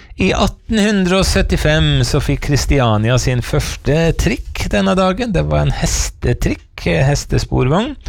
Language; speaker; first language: Norwegian; native; Norwegian